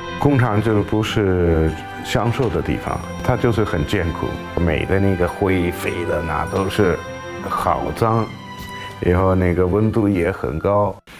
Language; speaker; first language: Chinese; non-native, fluent; Tamil